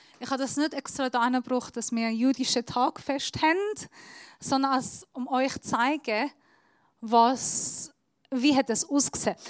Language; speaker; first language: German; non-native, fluent; Persian